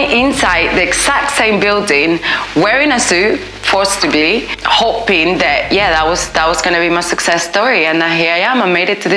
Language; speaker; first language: English; non-native, fluent; Spanish